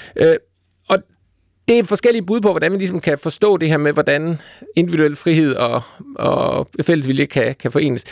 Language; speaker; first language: Danish; native; Danish